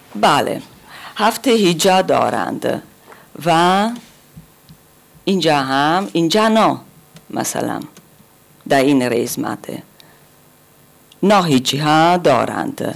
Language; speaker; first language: Persian; non-native, learner; German